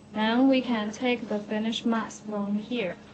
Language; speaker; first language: English; non-native, learner; Chinese